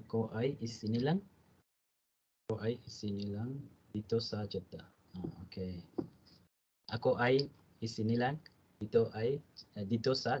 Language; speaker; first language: Filipino; non-native, learner; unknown